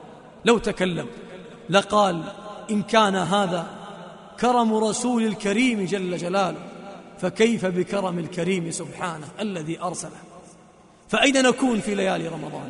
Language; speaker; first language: Arabic; native; Arabic